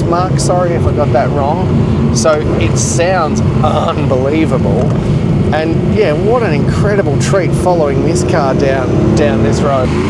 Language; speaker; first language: English; native; English